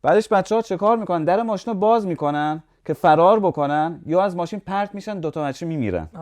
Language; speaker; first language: Persian; early bilingual, heritage; Persian